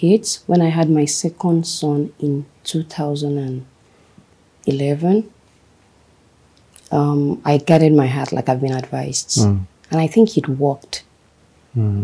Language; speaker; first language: English; non-native, local second language; Yoruba